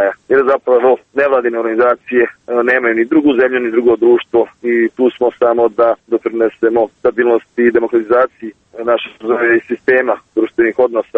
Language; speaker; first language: Serbian; native; Serbian